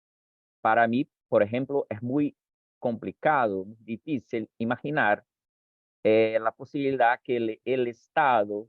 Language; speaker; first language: Spanish; non-native, fluent; Portuguese